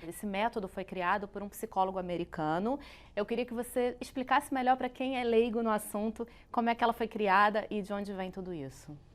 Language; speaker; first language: Portuguese; native; Portuguese